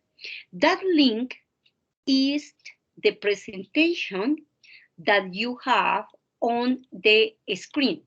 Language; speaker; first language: English; non-native, fluent; Spanish